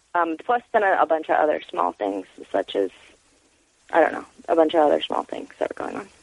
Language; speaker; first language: English; native; English